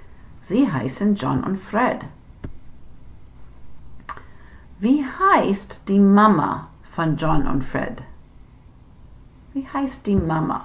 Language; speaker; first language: German; non-native, fluent; English